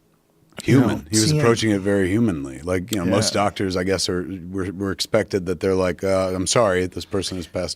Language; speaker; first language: English; native; English